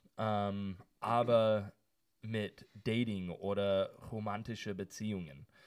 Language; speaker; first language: German; non-native, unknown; English